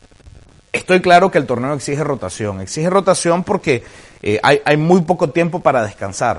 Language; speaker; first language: Spanish; native; Spanish